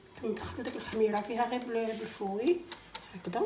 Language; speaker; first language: Arabic; native; Arabic